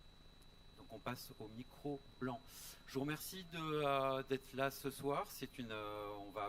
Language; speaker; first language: French; native; French